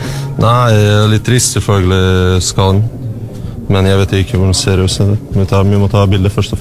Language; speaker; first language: Norwegian; non-native, fluent; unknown